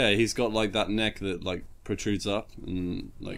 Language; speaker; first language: English; native; English